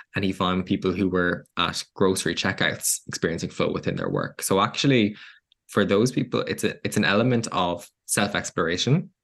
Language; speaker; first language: English; native; English